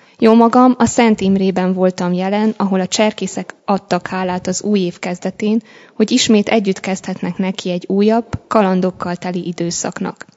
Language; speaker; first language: Hungarian; native; Hungarian